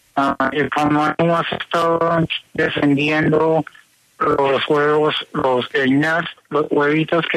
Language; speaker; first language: Spanish; early bilingual, heritage; Spanish